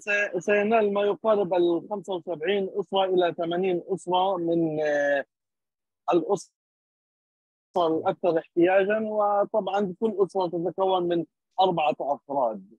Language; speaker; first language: Arabic; native; Arabic